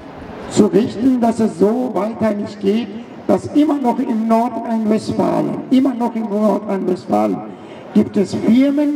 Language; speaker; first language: German; non-native, fluent; Persian